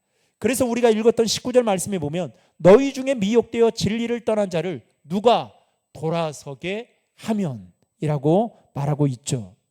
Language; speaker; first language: Korean; native; Korean